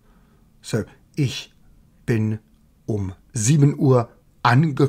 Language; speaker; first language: German; non-native, fluent; English